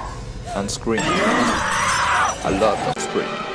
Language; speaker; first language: English; non-native, fluent; Spanish